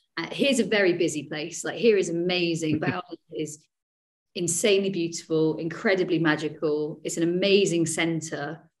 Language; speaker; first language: English; native; English